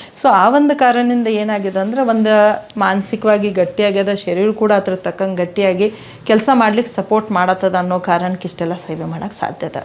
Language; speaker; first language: Kannada; native; Kannada